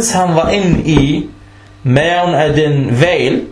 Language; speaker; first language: Danish; early bilingual, other home language; Arabic